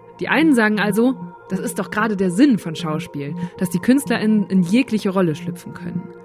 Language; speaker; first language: German; native; German